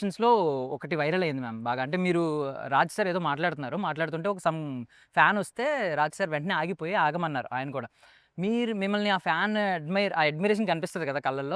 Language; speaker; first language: Telugu; native; Telugu